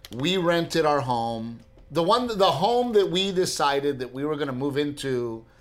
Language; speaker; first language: English; native; English